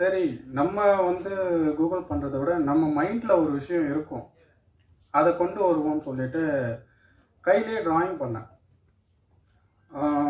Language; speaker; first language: Tamil; native; Tamil